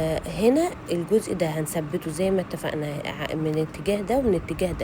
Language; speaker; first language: Arabic; native; Arabic